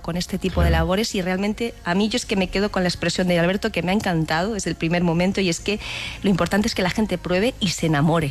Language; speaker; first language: Spanish; native; Spanish